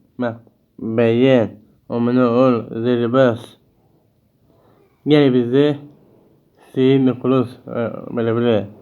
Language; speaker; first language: Turkish; early bilingual, heritage; Turkish